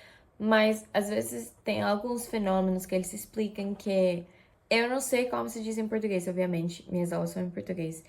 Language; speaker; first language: Portuguese; non-native, fluent; Japanese